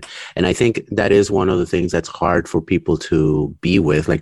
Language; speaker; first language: English; early bilingual, other home language; Spanish